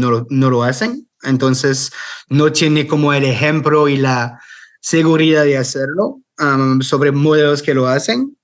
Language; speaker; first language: Spanish; non-native, fluent; French